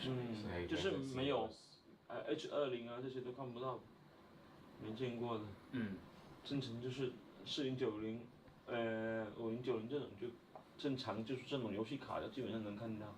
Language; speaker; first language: Chinese; native; Chinese